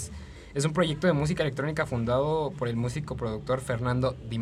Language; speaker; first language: Spanish; native; Spanish